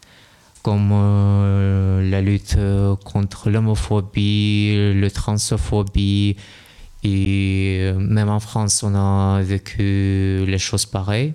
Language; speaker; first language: French; non-native, fluent; Russian